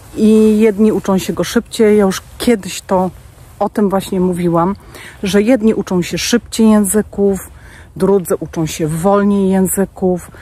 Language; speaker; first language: Polish; native; Polish